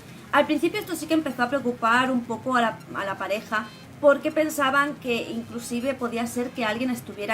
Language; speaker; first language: Spanish; native; Spanish